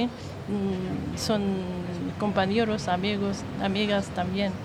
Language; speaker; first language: Spanish; non-native, learner; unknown